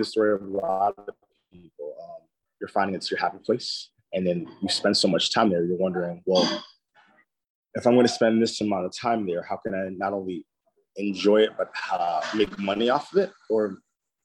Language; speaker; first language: English; native; English